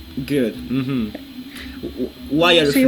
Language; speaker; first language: English; non-native, fluent; Portuguese